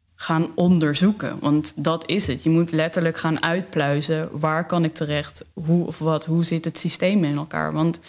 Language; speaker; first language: Dutch; native; Dutch